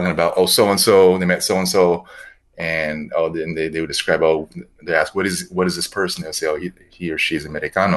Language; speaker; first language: English; native; English